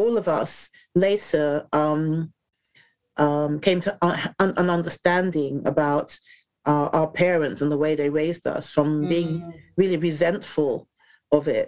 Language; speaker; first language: English; native; English